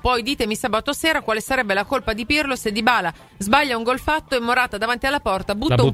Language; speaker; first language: Italian; native; Italian